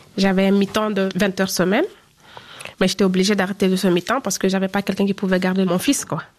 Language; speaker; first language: French; non-native, local second language; Fula